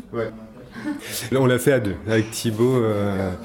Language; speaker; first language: French; native; French